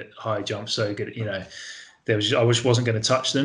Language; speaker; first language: English; native; English